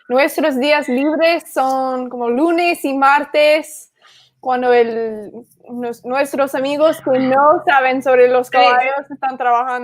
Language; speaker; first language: Spanish; non-native, fluent; English